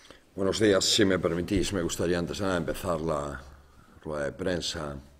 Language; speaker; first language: Spanish; native; Spanish